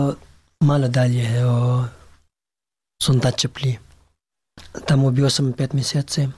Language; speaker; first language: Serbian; non-native, learner; Pashto